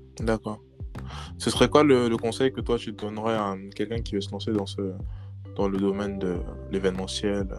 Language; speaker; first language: French; native; French